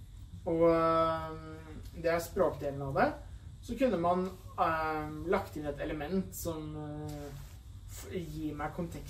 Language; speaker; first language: Norwegian; native; Norwegian